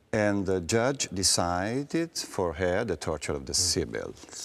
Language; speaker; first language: English; non-native, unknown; Italian